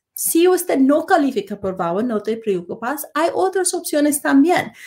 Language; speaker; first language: Spanish; non-native, learner; English